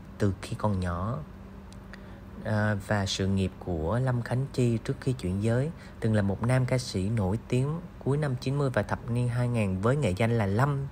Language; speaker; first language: Vietnamese; native; Vietnamese